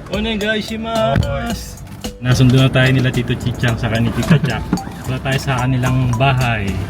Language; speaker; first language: Filipino; native; Filipino